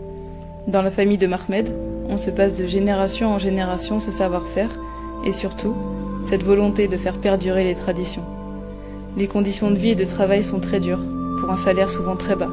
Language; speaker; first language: French; native; French